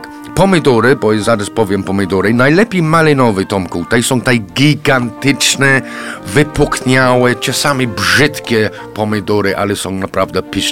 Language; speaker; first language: Polish; non-native, fluent; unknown